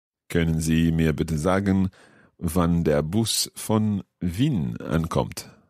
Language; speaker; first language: German; non-native, learner; English